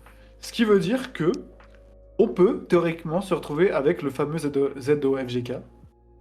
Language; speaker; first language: French; native; French